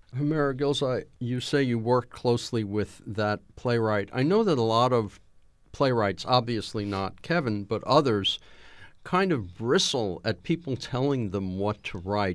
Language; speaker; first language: English; native; English